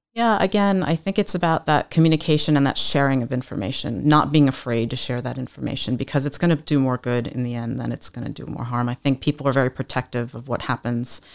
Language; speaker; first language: English; native; English